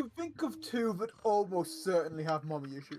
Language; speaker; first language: English; native; English